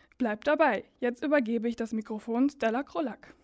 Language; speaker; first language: German; native; German